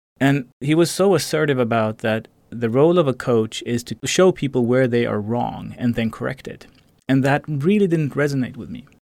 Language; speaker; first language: English; non-native, fluent; Swedish